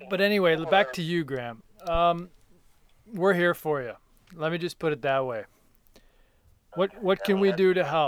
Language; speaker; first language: English; native; English